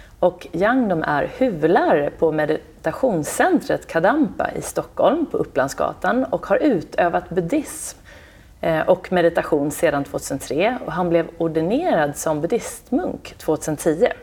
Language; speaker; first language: Swedish; native; Swedish